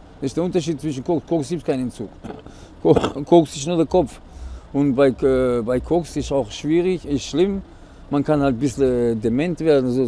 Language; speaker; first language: German; non-native, fluent; Portuguese